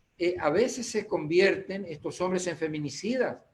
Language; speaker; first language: Spanish; native; Spanish